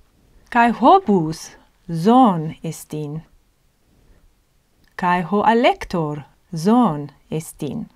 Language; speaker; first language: Greek; non-native, fluent; English